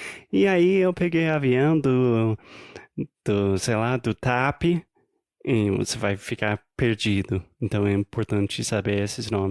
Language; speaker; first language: Portuguese; non-native, fluent; English